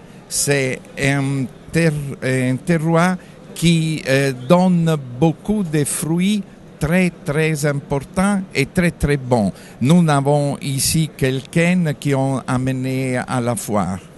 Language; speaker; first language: French; non-native, fluent; Italian